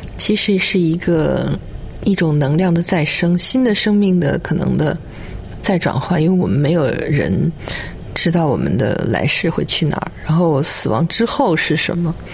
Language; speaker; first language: Chinese; native; Chinese